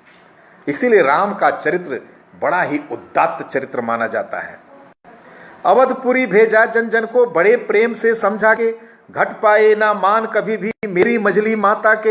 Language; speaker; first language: Hindi; native; Hindi